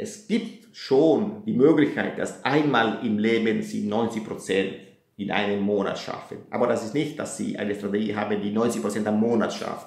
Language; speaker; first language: German; non-native, fluent; Italian